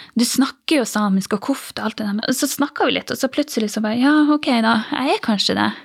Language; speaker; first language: Norwegian; native; Norwegian